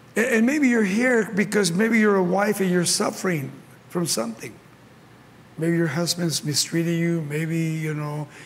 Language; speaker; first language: English; early bilingual, other home language; Spanish